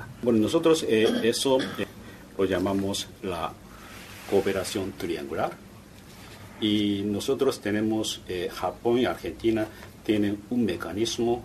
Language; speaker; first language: Spanish; non-native, fluent; Japanese